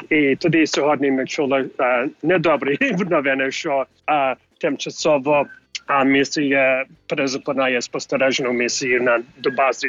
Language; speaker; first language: Ukrainian; early bilingual, heritage; English